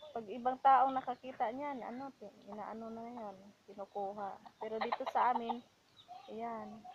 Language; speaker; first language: Filipino; non-native, local second language; Cebuano